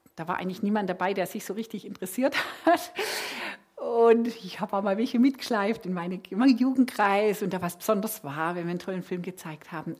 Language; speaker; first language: German; native; German